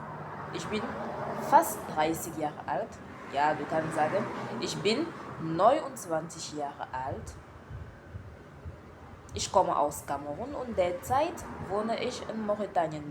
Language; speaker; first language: German; non-native, learner; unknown